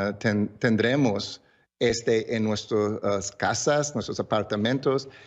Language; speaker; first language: Spanish; early bilingual, heritage; English